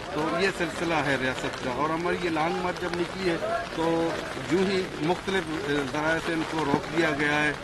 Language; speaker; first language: Urdu; non-native, local second language; Baluchi